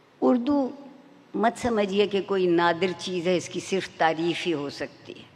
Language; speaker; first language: Urdu; native; Urdu